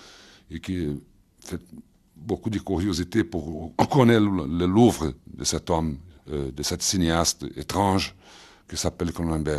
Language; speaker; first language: French; non-native, fluent; Portuguese